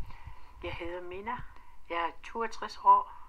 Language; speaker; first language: Danish; non-native, local second language; Kalaallisut